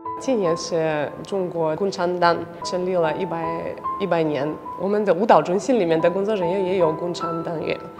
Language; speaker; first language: Chinese; non-native, fluent; Russian